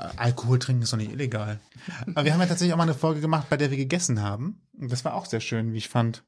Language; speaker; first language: German; native; German